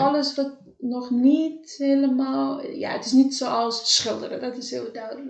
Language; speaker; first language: Dutch; non-native, fluent; Kabuverdianu